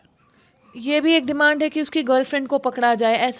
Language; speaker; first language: Hindi; native; Hindi